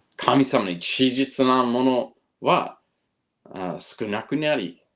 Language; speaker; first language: Japanese; non-native, fluent; English